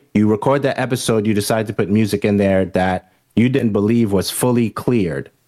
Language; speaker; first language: English; early bilingual, other home language; Haitian Creole